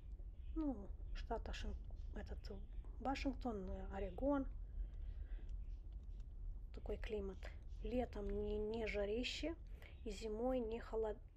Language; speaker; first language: Russian; non-native, local second language; Romanian